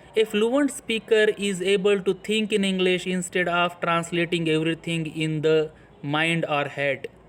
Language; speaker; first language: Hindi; non-native, local second language; Marathi